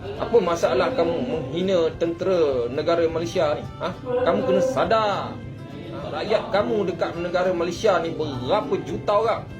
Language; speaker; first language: Malay; native; Malay